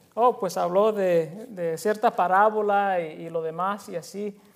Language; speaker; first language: Spanish; early bilingual, heritage; Spanish